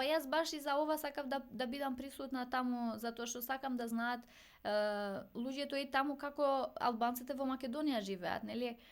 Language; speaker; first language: Macedonian; non-native, local second language; Albanian